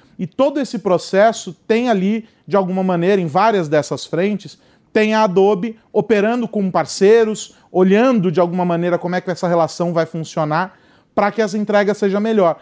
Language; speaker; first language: Portuguese; native; Portuguese